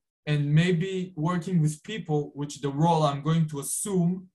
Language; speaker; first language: English; non-native, fluent; Hebrew